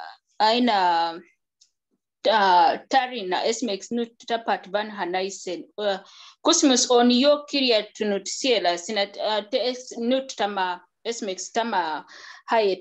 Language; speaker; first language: Finnish; non-native, learner; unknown